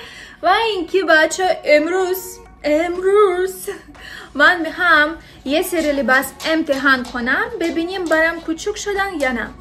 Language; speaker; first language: Persian; non-native, learner; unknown